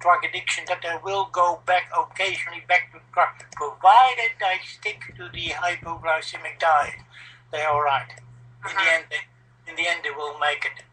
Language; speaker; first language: English; non-native, fluent; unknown